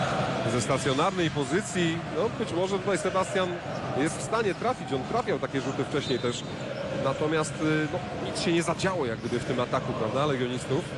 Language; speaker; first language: Polish; native; Polish